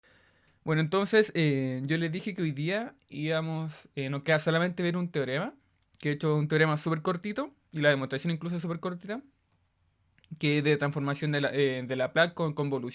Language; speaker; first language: Spanish; native; Spanish